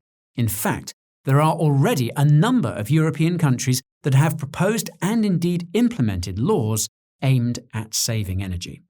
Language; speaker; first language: English; native; English